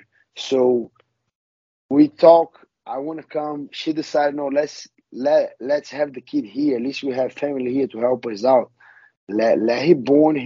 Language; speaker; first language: English; non-native, learner; Portuguese